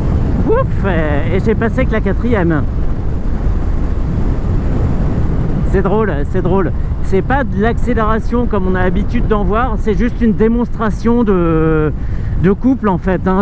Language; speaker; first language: French; native; French